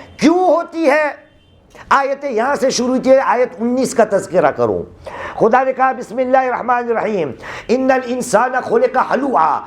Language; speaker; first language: Urdu; non-native, local second language; Gujarati